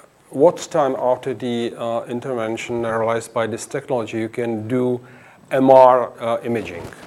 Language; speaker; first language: English; non-native, fluent; Czech